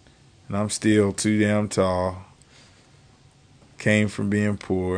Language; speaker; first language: English; native; English